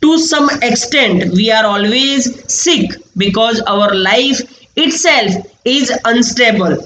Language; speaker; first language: English; non-native, local second language; Gujarati